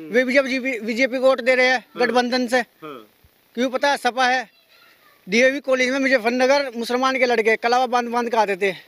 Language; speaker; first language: Hindi; native; Hindi